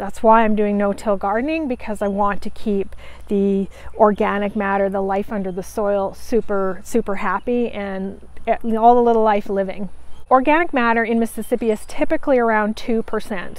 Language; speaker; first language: English; native; English